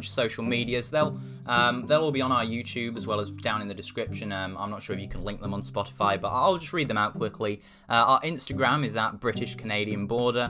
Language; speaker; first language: English; native; English